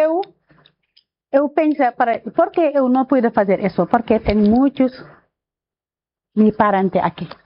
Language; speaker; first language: Portuguese; non-native, learner; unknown